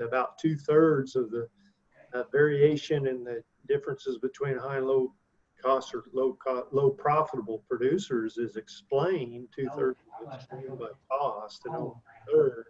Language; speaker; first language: English; native; English